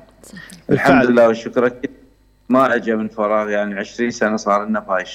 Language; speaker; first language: Arabic; native; Arabic